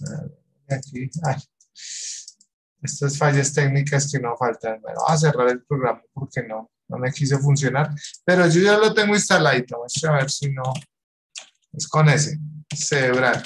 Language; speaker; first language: Spanish; native; Spanish